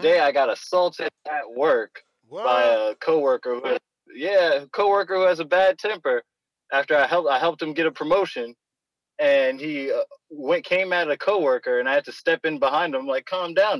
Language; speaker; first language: English; native; English